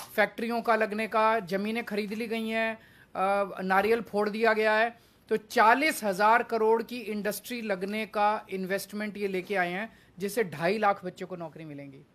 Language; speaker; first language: Hindi; native; Hindi